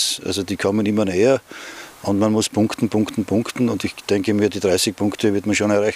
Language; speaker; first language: German; native; German